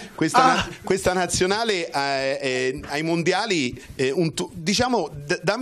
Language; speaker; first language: Italian; native; Italian